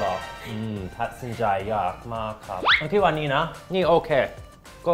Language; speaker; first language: Thai; non-native, fluent; English